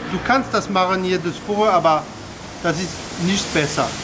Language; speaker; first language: German; non-native, learner; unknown